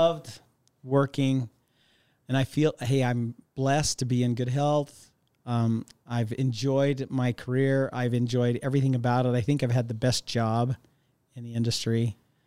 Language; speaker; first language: English; native; English